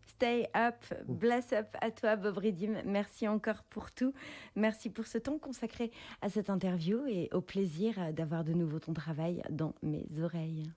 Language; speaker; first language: French; native; French